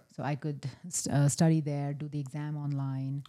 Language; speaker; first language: English; non-native, local second language; Hindi